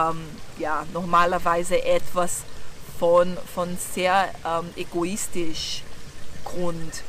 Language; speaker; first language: German; non-native, learner; Portuguese